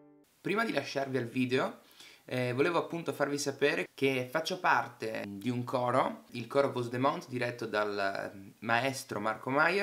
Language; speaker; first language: Italian; native; Italian